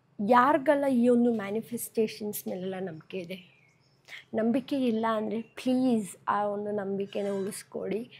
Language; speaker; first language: Kannada; non-native, local second language; Kodava